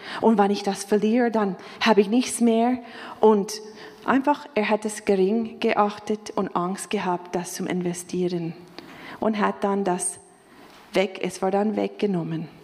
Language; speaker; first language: German; non-native, fluent; English